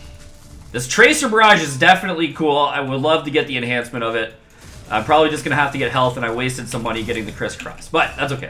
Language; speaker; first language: English; native; English